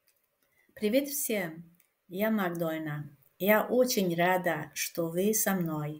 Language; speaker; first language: Russian; non-native, fluent; Hungarian